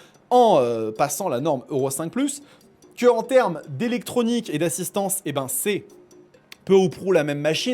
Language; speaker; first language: French; native; French